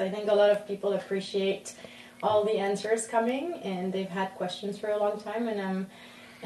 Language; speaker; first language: English; non-native, fluent; French